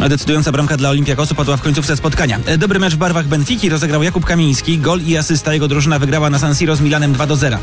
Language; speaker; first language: Polish; native; Polish